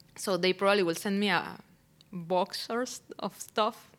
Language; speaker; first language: English; non-native, fluent; Spanish